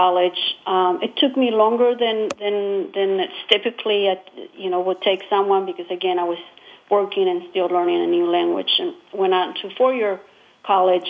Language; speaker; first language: English; non-native, fluent; Spanish